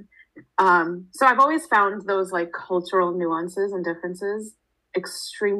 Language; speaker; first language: English; native; English